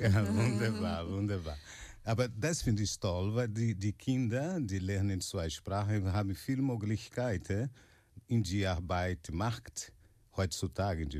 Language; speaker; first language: German; non-native, fluent; Portuguese